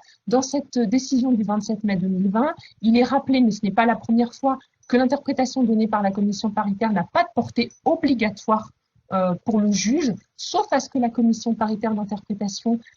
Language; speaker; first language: French; native; French